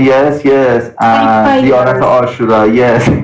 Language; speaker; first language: English; non-native, learner; Persian